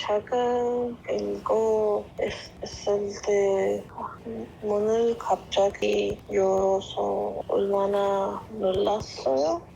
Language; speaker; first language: Korean; non-native, learner; English